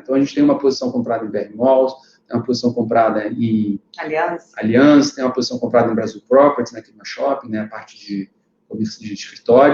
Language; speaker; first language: Portuguese; native; Portuguese